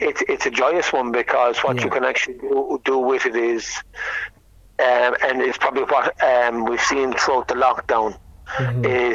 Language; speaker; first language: English; native; English